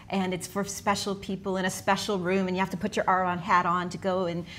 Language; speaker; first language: English; native; English